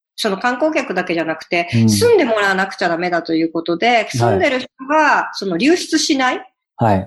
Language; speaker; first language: Japanese; native; Japanese